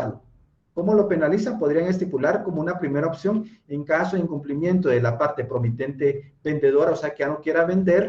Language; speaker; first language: Spanish; native; Spanish